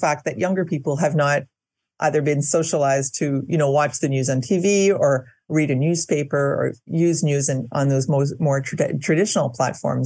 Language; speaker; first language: English; native; English